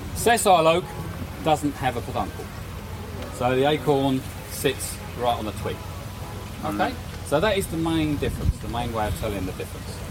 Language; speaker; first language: English; native; English